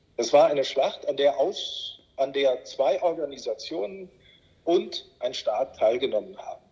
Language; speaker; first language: German; native; German